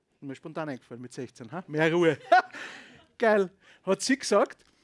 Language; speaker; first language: German; native; German